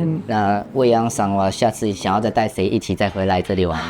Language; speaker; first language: Chinese; native; Chinese